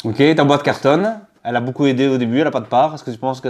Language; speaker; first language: French; native; French